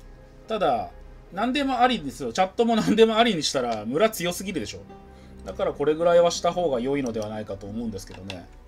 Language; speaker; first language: Japanese; native; Japanese